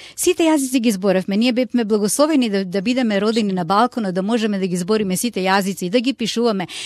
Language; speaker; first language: Macedonian; non-native, local second language; Turkish